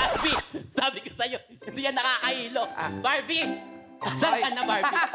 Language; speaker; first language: Filipino; native; Filipino